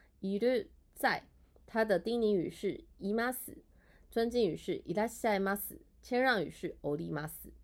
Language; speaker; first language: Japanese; non-native, fluent; Chinese